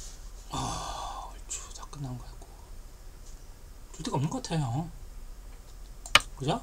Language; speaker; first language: Korean; native; Korean